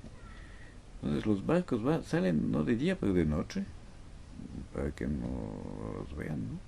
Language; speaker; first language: Spanish; non-native, fluent; French